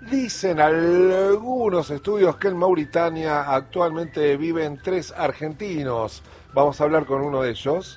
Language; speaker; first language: Spanish; native; Spanish